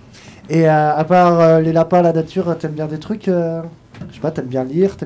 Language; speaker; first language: French; native; French